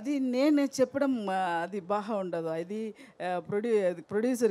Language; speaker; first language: Telugu; non-native, learner; Tamil